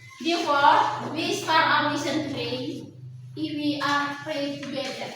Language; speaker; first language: English; non-native, learner; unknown